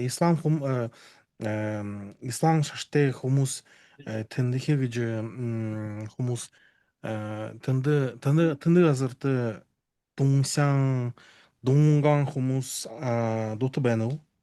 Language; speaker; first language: Mongolian; non-native, learner; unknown